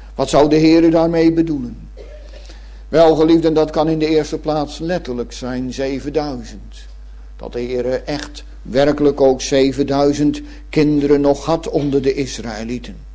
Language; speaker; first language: Dutch; native; Dutch